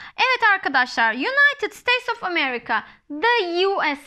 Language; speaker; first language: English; non-native, fluent; Turkish